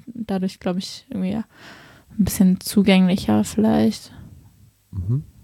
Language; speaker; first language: German; early bilingual, other home language; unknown